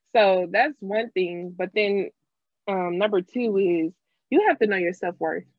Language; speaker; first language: English; native; English